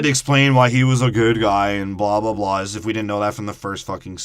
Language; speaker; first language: English; native; English